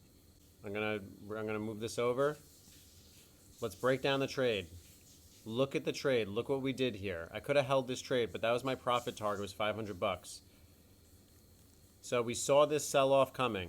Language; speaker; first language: English; native; English